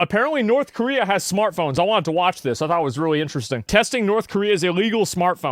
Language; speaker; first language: English; native; English